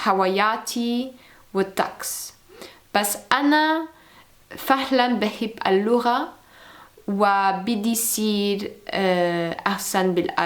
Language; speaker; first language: Arabic; non-native, learner; French